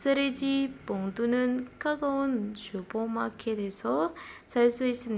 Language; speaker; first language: Korean; non-native, fluent; Indonesian